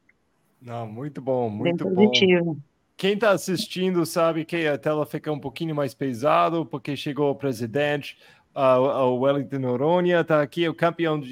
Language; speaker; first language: Portuguese; non-native, fluent; English